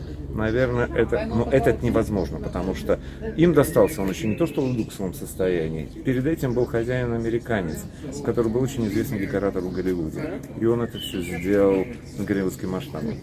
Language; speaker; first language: Russian; native; Russian